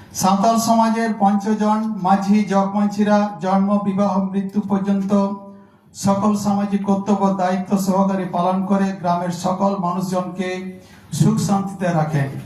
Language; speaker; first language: Bangla; non-native, local second language; Santali